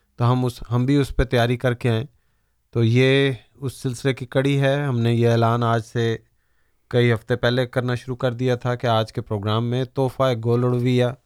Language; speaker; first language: Urdu; native; Urdu